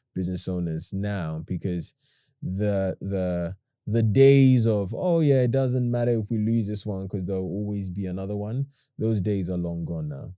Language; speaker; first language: English; native; English